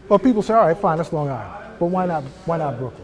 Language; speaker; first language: English; native; English